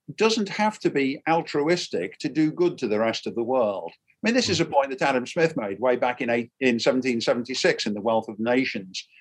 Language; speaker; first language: English; native; English